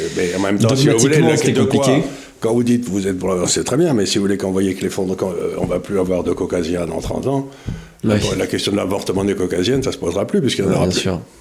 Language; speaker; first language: French; native; French